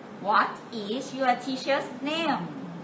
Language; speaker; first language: English; non-native, fluent; Thai